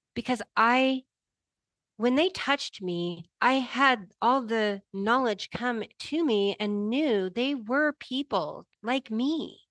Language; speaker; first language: English; native; English